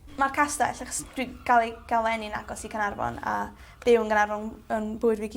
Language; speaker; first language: Welsh; native; Welsh